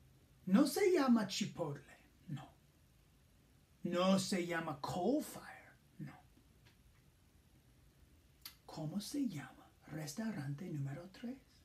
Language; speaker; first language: Spanish; non-native, fluent; English